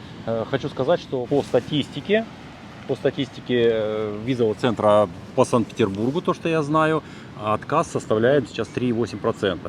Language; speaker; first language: Russian; native; Russian